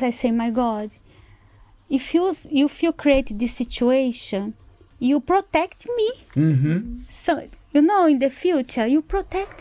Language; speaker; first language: English; non-native, learner; Portuguese